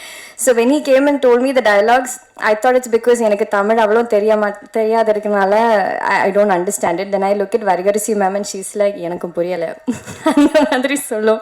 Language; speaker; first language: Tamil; non-native, learner; Malayalam